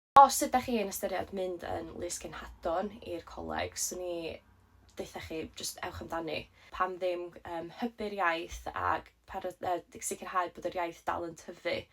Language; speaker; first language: Welsh; native; Welsh